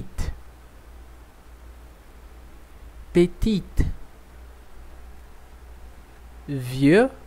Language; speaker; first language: French; non-native, fluent; Portuguese